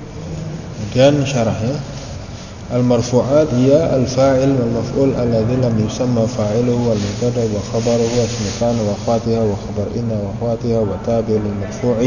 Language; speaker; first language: Arabic; non-native, fluent; Indonesian